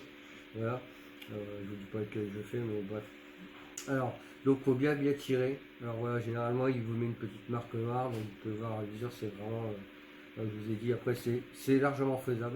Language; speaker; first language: French; native; French